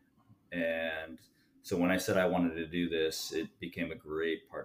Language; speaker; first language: English; native; English